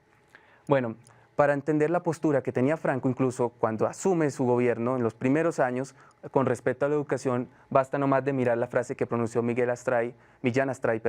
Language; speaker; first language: Spanish; native; Spanish